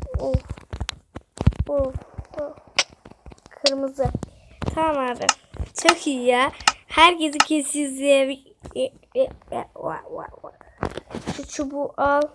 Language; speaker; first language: Turkish; native; Turkish